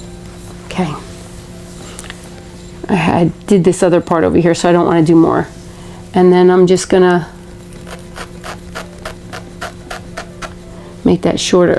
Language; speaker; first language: English; native; English